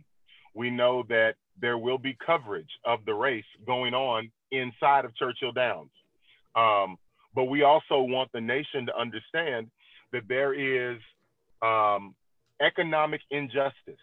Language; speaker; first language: English; native; English